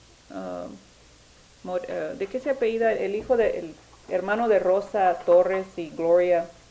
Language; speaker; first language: Spanish; early bilingual, heritage; Spanish